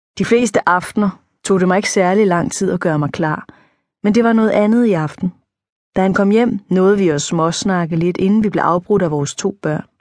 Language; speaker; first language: Danish; native; Danish